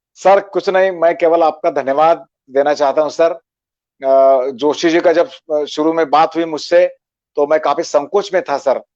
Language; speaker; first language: Hindi; non-native, local second language; Marathi